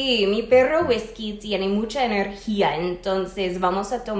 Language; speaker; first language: Spanish; non-native, fluent; English